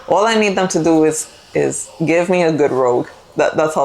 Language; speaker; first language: English; native; English